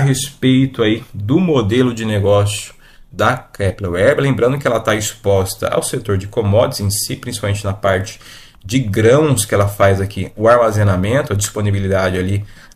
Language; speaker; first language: Portuguese; native; Portuguese